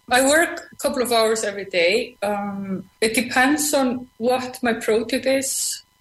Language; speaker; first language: English; non-native, fluent; Icelandic